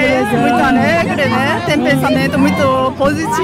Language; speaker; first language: Portuguese; non-native, learner; Japanese